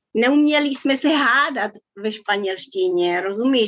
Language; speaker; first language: Czech; early bilingual, other home language; Spanish